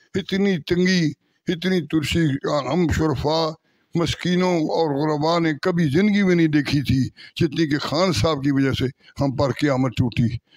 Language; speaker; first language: Urdu; non-native, local second language; Punjabi